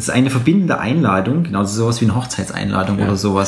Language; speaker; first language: German; native; German